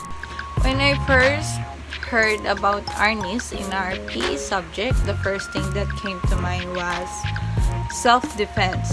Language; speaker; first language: English; non-native, local second language; Filipino